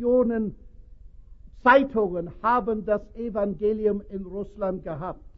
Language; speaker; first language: German; non-native, fluent; English